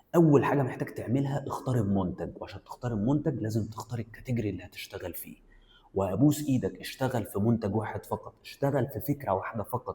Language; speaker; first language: Arabic; native; Arabic